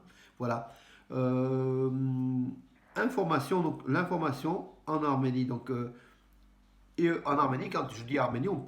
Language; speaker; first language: French; native; French